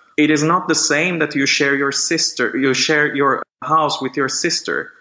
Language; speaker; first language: English; non-native, fluent; Turkish